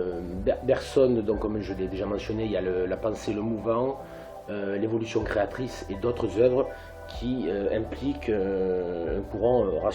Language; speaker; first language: French; native; French